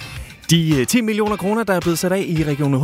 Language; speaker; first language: Danish; native; Danish